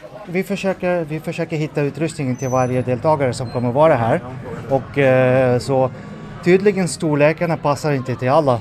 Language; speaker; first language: Swedish; non-native, fluent; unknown